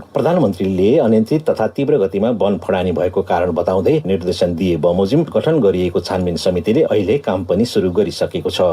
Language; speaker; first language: Nepali; native; Nepali